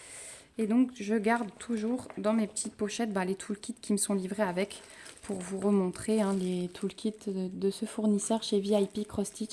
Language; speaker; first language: French; native; French